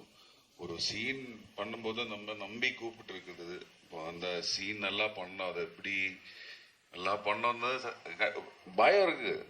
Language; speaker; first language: Tamil; non-native, learner; Malayalam